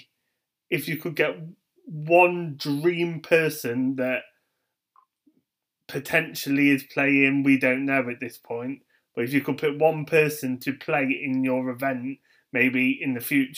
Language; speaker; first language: English; native; English